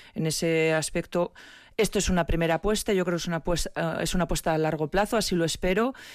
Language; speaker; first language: Spanish; native; Spanish